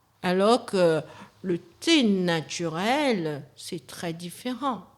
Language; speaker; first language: French; non-native, fluent; Chinese